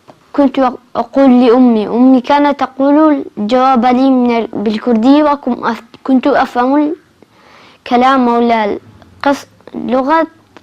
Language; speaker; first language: Arabic; non-native, local second language; Central Kurdish